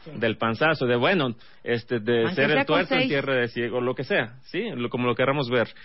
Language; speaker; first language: Spanish; native; Spanish